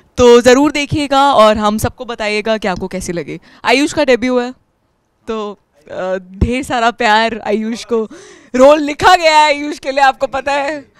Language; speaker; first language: Hindi; native; Hindi